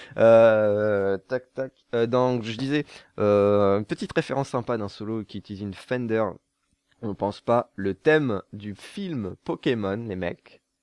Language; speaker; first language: French; native; French